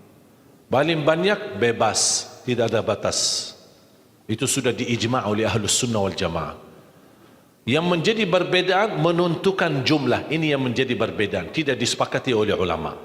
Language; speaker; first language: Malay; non-native, fluent; Arabic